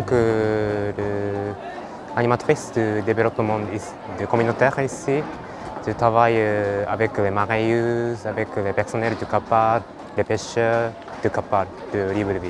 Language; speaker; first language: French; non-native, fluent; Japanese